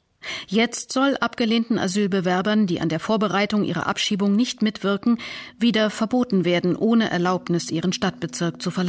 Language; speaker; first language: German; native; German